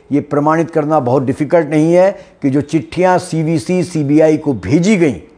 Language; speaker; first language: Hindi; native; Hindi